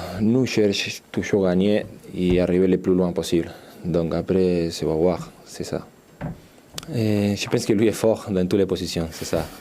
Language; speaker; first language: French; non-native, learner; Spanish